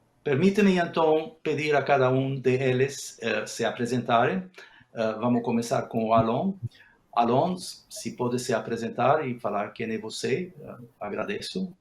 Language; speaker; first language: Portuguese; non-native, fluent; Spanish